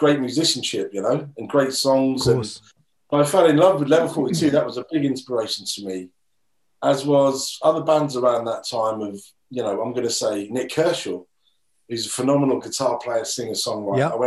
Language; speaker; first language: English; native; English